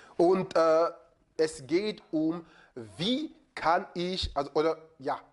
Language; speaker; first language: German; non-native, fluent; French